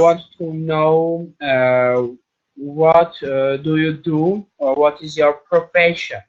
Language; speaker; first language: English; non-native, learner; Armenian